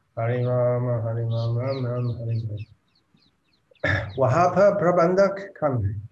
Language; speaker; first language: Hindi; non-native, local second language; Bangla